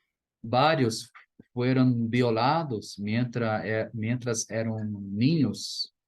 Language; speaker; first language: Spanish; non-native, fluent; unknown